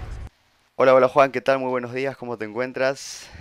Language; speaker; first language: Spanish; native; Spanish